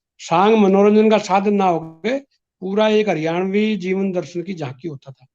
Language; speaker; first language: Hindi; native; Hindi